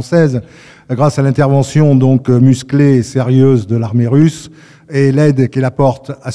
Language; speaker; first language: French; native; French